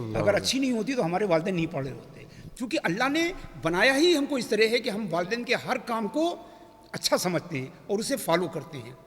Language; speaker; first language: Urdu; native; Urdu